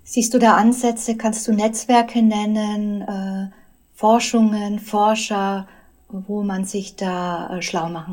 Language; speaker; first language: German; native; German